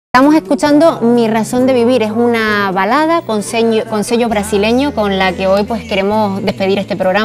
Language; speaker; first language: Spanish; native; Spanish